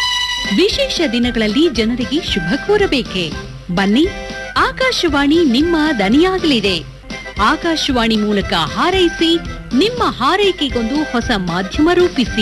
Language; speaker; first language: Kannada; native; Kannada